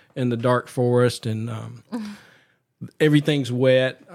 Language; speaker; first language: English; native; English